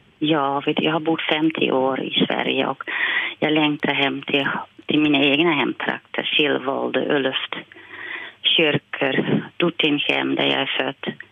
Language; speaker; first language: Swedish; non-native, fluent; Dutch